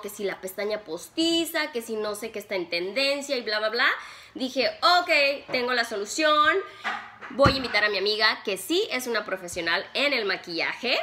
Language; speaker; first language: Spanish; native; Spanish